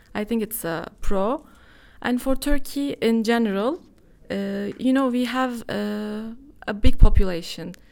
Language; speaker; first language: English; non-native, fluent; Turkish